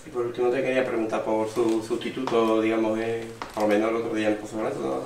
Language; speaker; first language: Spanish; native; Spanish